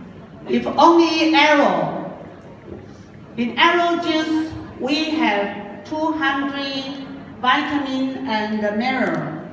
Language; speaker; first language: English; non-native, learner; Japanese